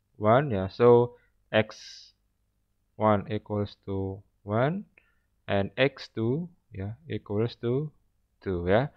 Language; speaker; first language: English; non-native, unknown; Indonesian